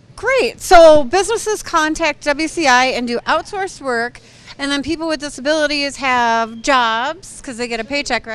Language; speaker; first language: English; native; English